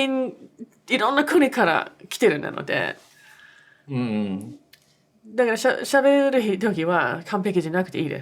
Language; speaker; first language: Japanese; non-native, fluent; English